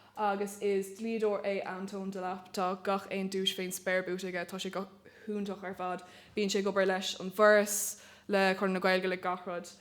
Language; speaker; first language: Irish; native; Irish